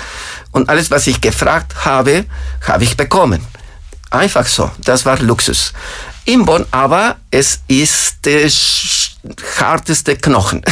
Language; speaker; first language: German; non-native, fluent; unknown